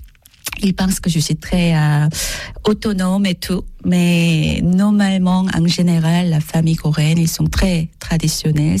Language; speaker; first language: French; non-native, learner; Korean